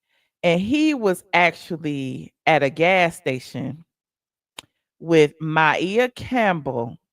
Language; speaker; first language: English; native; English